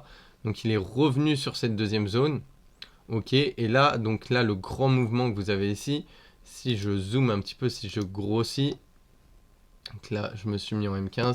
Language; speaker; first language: French; native; French